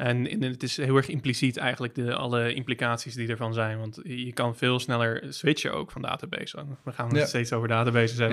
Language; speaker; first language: Dutch; native; Dutch